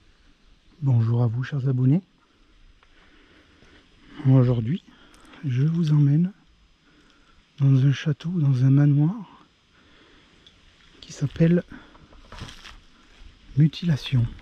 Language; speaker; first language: French; native; French